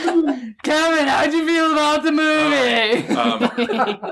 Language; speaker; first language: English; native; English